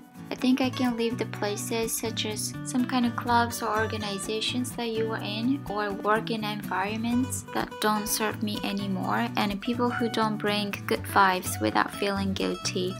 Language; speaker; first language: English; non-native, fluent; Japanese